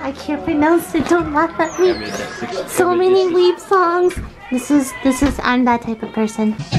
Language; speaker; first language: English; early bilingual, other home language; Korean